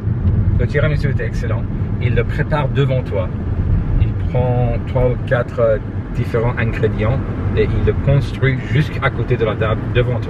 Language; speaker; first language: French; non-native, learner; English